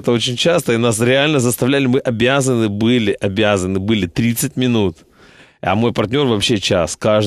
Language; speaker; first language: Russian; native; Russian